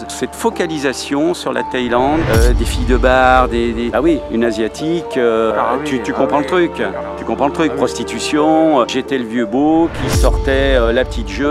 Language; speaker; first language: French; native; French